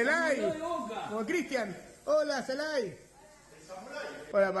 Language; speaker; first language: Spanish; native; Spanish